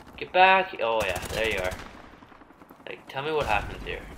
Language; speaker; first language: English; native; English